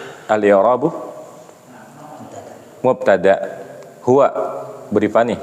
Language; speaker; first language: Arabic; non-native, fluent; Indonesian